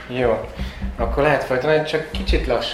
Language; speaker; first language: Hungarian; early bilingual, heritage; Hungarian